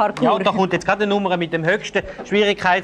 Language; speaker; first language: German; native; German